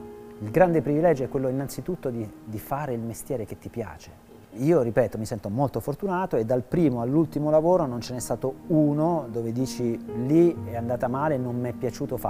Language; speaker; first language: Italian; native; Italian